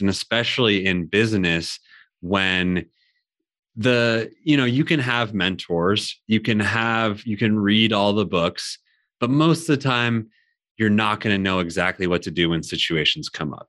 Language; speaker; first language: English; native; English